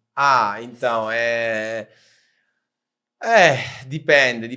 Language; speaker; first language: Portuguese; non-native, fluent; Italian